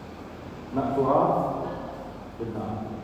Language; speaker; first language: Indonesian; non-native, learner; Arabic